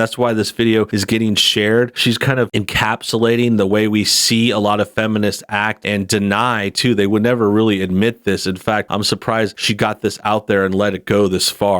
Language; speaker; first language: English; native; English